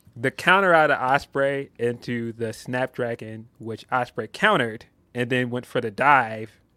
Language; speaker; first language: English; native; English